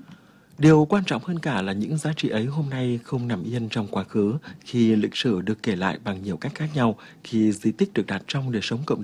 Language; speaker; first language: Vietnamese; native; Vietnamese